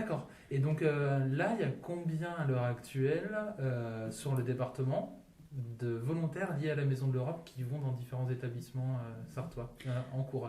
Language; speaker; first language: French; native; French